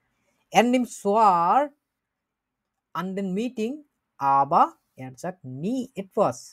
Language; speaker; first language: German; non-native, fluent; Bangla